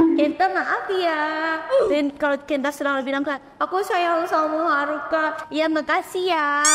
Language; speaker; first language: Indonesian; non-native, fluent; Japanese